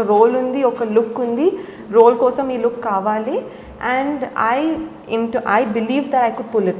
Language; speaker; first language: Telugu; non-native, learner; Hindi